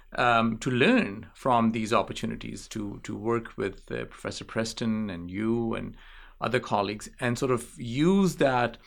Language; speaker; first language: English; non-native, local second language; Urdu